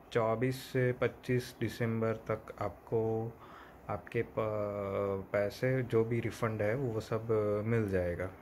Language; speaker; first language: Hindi; non-native, local second language; Gujarati